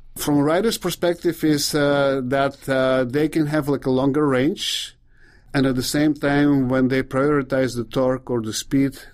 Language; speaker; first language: English; non-native, fluent; Bulgarian